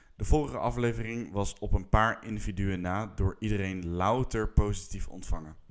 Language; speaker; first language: English; non-native, fluent; Dutch